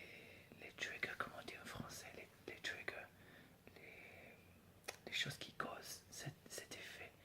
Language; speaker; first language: French; non-native, fluent; English